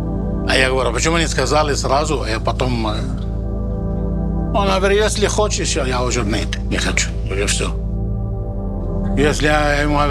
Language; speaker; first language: Russian; non-native, learner; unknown